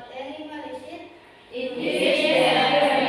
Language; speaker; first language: English; non-native, learner; Indonesian